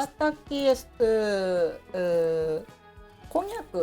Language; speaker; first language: Polish; non-native, learner; Japanese